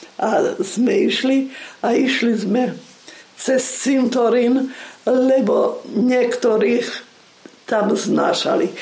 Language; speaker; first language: Slovak; non-native, local second language; Rusyn